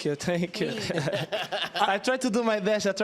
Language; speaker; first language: English; non-native, learner; Portuguese